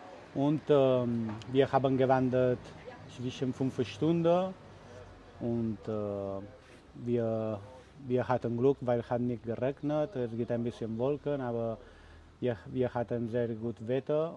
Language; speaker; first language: German; non-native, learner; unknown